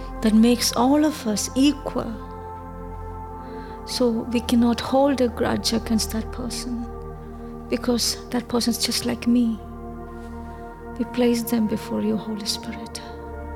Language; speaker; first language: English; non-native, local second language; Malayalam